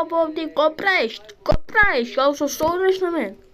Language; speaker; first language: Bulgarian; early bilingual, heritage; Bulgarian